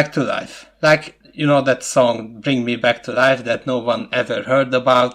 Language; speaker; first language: English; non-native, fluent; Hungarian